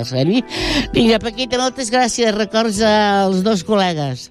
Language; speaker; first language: Catalan; native; Catalan